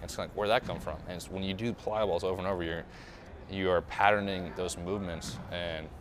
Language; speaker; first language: English; native; English